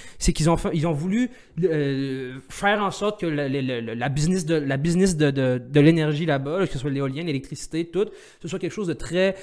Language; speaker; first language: French; non-native, local second language; Arabic